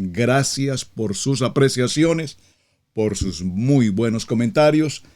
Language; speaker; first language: Spanish; native; Spanish